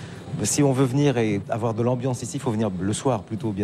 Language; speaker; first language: French; native; French